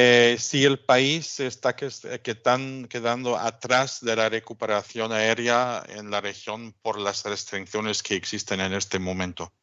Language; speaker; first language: Spanish; non-native, fluent; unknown